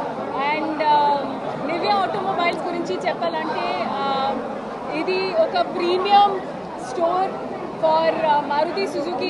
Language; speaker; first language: Telugu; non-native, fluent; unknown